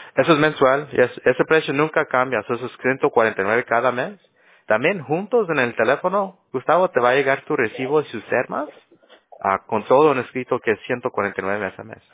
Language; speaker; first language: Spanish; early bilingual, heritage; Spanish